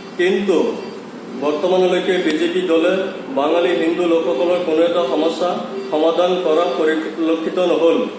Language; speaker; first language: Assamese; non-native, local second language; Bangla